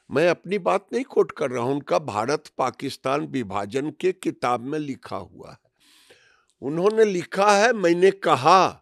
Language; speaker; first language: Hindi; native; Hindi